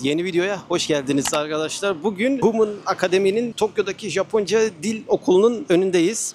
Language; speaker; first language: Turkish; native; Turkish